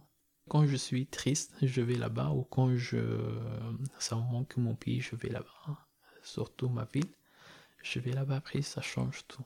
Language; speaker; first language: French; non-native, learner; Persian